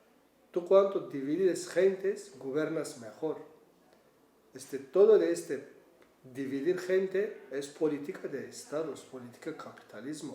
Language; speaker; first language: Spanish; non-native, learner; Kurdish